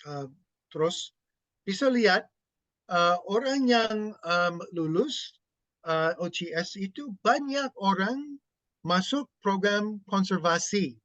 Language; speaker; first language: Indonesian; non-native, fluent; English